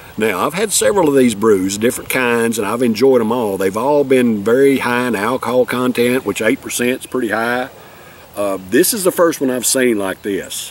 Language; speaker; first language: English; native; English